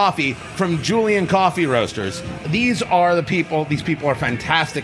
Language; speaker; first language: English; native; English